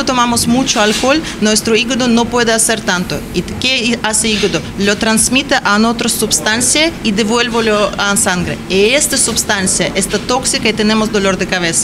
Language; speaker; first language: Spanish; non-native, learner; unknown